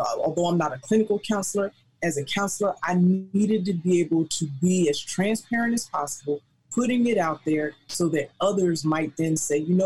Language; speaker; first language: English; native; English